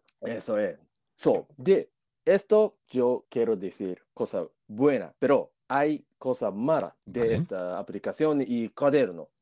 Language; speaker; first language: Spanish; non-native, learner; Japanese